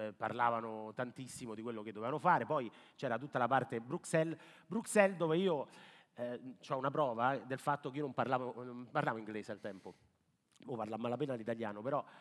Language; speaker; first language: Italian; native; Italian